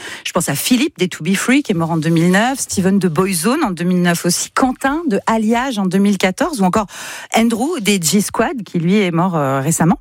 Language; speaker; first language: French; native; French